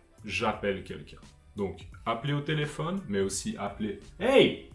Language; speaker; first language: French; native; French